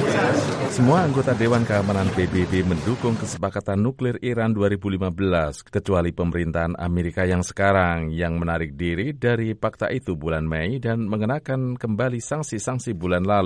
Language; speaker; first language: Indonesian; native; Indonesian